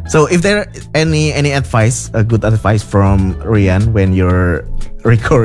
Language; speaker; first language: English; non-native, learner; Indonesian